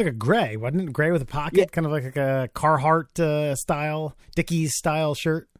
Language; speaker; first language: English; native; English